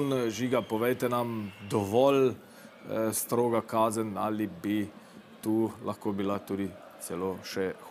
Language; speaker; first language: Slovenian; native; Slovenian